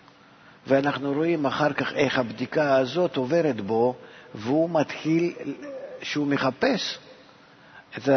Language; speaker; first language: Hebrew; non-native, fluent; Russian